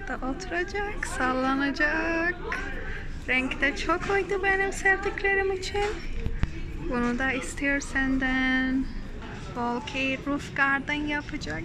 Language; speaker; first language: Turkish; non-native, learner; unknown